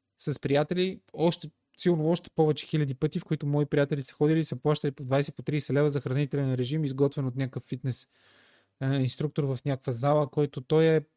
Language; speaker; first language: Bulgarian; native; Bulgarian